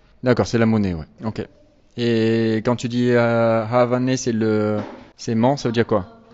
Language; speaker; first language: French; native; French